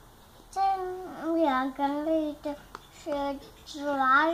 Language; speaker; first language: Chinese; early bilingual, heritage; Chinese